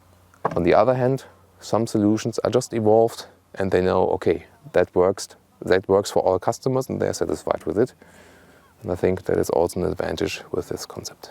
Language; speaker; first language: English; non-native, fluent; German